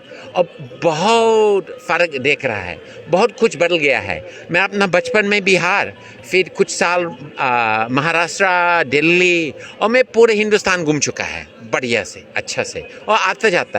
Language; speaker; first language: Hindi; non-native, fluent; English